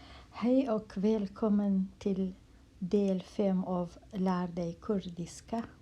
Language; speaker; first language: Swedish; non-native, local second language; Kurdish